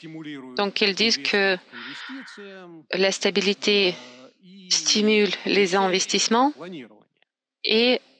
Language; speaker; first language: French; non-native, fluent; Russian